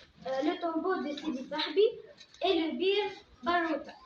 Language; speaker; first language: French; non-native, learner; Arabic